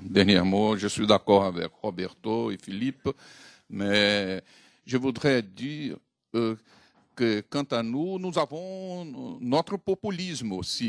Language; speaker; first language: French; non-native, fluent; Portuguese